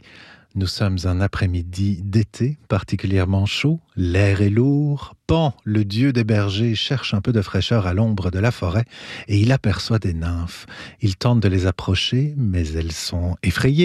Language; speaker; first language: French; native; French